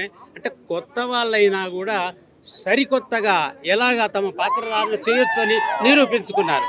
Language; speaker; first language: Telugu; native; Telugu